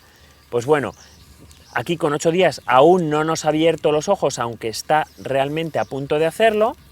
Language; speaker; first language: Spanish; native; Spanish